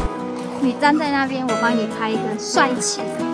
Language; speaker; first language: Chinese; non-native, fluent; Vietnamese